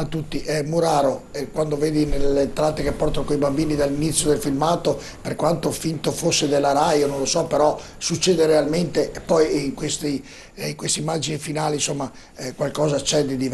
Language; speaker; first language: Italian; native; Italian